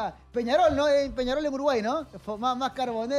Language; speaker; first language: Spanish; native; Spanish